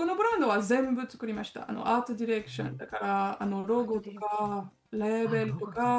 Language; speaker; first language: Japanese; non-native, learner; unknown